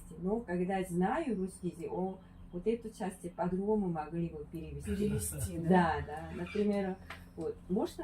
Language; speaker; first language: Russian; non-native, fluent; Korean